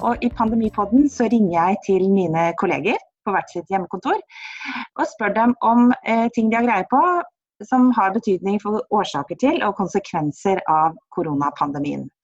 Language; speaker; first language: Norwegian; native; Norwegian